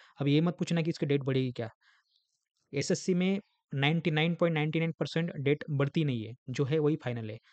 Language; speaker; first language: Hindi; non-native, local second language; Marathi